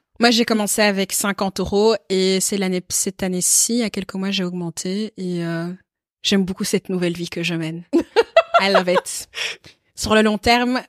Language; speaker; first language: French; native; French